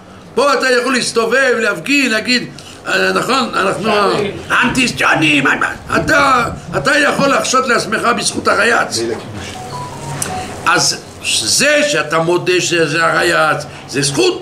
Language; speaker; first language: Hebrew; non-native, fluent; French